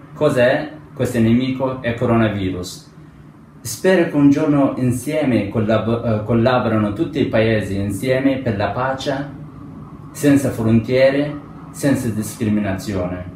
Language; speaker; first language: Italian; non-native, fluent; Persian